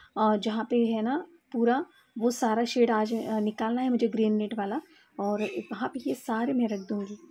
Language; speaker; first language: Hindi; non-native, local second language; Marathi